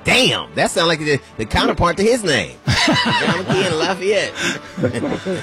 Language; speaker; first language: English; native; English